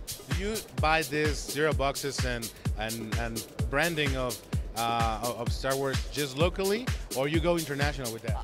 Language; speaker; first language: English; non-native, fluent; Spanish